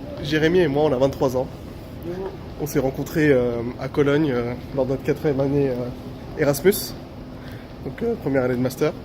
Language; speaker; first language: French; native; French